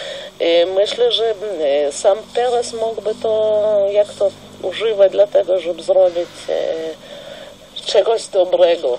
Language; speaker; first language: Polish; non-native, fluent; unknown